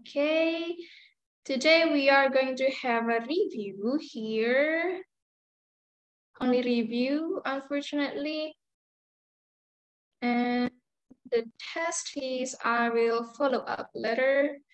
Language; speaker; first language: English; non-native, fluent; Indonesian